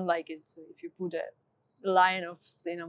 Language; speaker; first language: English; non-native, fluent; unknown